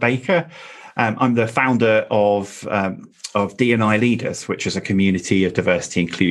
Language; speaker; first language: English; native; English